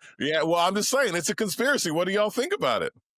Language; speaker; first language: English; native; English